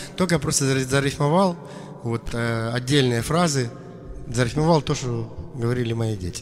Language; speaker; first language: Russian; non-native, local second language; Ukrainian